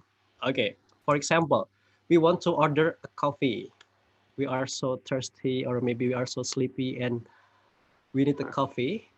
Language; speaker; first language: English; non-native, fluent; Indonesian